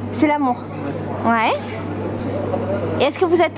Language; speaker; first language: French; native; French